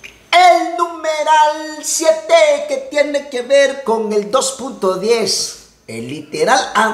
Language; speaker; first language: Spanish; native; Spanish